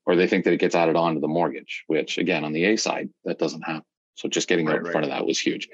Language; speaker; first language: English; native; English